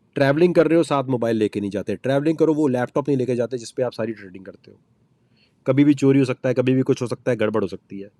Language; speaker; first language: Urdu; native; Urdu